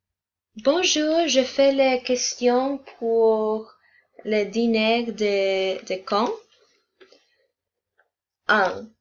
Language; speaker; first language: French; non-native, learner; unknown